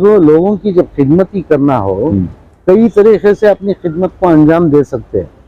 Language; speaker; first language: Hindi; non-native, local second language; Urdu